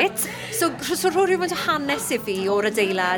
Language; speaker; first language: Welsh; native; Welsh